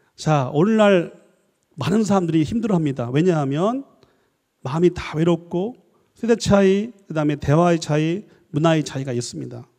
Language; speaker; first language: Korean; native; Korean